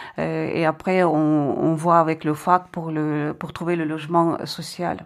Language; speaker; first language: French; non-native, fluent; Ukrainian